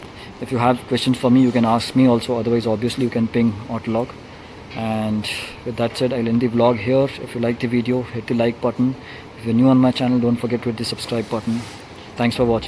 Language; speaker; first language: English; non-native, local second language; Hindi